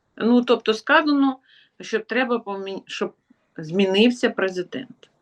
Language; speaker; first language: Ukrainian; non-native, local second language; Russian